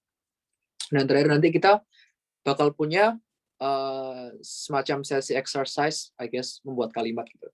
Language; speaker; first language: Indonesian; native; Indonesian